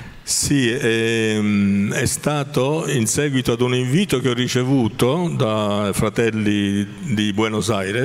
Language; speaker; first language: Italian; native; Italian